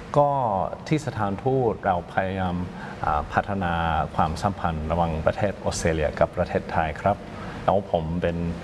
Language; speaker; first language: Thai; non-native, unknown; English